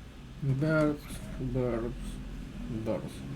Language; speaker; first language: English; non-native, learner; Spanish